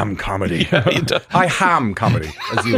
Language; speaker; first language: English; native; English